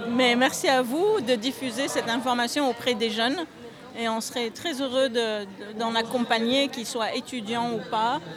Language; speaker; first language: French; native; French